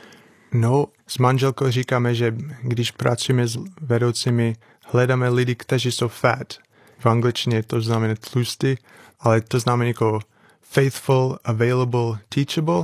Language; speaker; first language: Czech; non-native, fluent; English